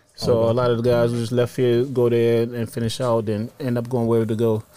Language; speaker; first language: English; early bilingual, other home language; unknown